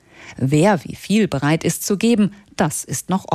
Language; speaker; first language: German; native; German